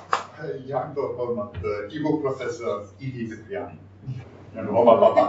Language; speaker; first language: Indonesian; non-native, fluent; English